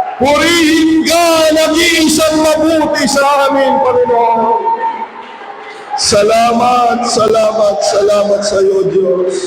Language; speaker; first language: Filipino; native; Filipino